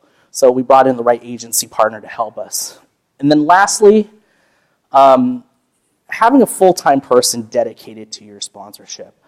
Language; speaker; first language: English; native; English